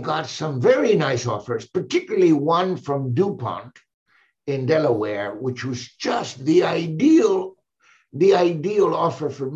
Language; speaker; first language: English; non-native, fluent; Spanish